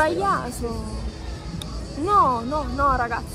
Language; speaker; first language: Italian; native; Italian